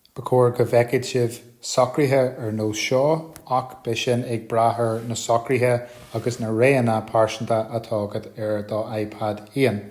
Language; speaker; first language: Irish; non-native, local second language; English